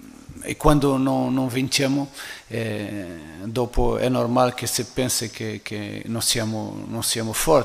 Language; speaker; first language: Italian; non-native, fluent; Portuguese